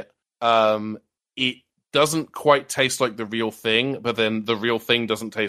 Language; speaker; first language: English; native; English